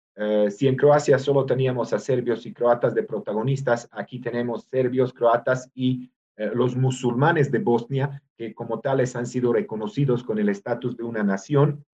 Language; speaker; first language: Spanish; non-native, fluent; Serbian